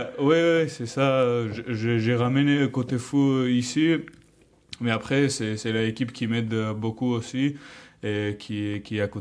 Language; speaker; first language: French; non-native, learner; Georgian